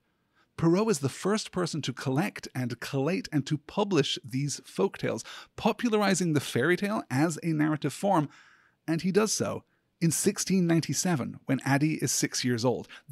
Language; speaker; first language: English; native; English